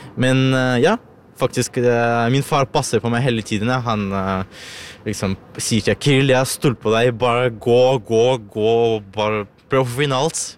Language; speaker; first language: Norwegian; non-native, learner; Ukrainian